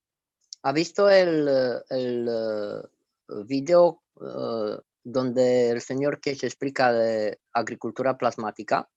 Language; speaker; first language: Spanish; non-native, fluent; Romanian